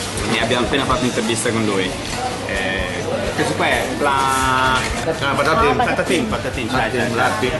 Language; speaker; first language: Italian; native; Italian